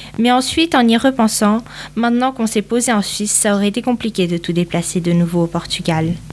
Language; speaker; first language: French; early bilingual, other home language; Portuguese